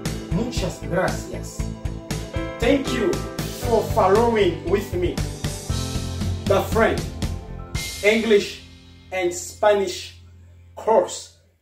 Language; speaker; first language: English; non-native, fluent; Haitian Creole